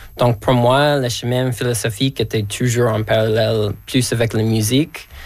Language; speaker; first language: French; non-native, local second language; English